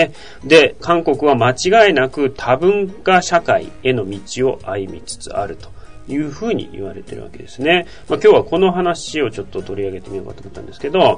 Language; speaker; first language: Japanese; native; Japanese